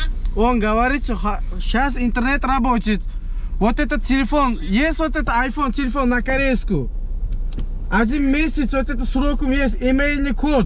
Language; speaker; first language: Russian; non-native, local second language; Uzbek